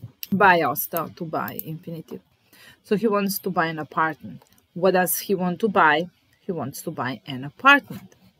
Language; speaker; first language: English; non-native, fluent; Serbian